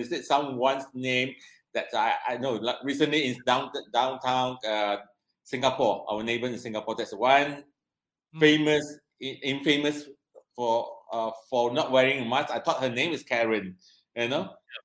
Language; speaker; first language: English; non-native, local second language; Cantonese